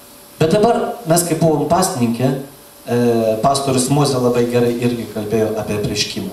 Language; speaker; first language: Lithuanian; non-native, local second language; Russian